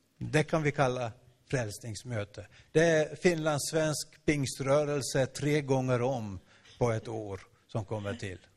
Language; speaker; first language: Swedish; native; Swedish